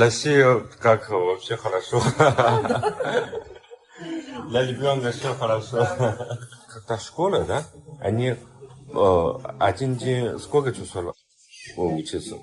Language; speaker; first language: Russian; non-native, learner; Chinese